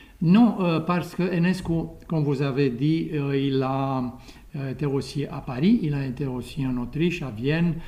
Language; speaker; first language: French; non-native, fluent; Romanian